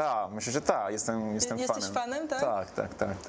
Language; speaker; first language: Polish; non-native, learner; Italian